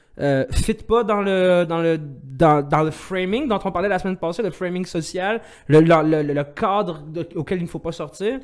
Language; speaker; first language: French; non-native, local second language; Arabic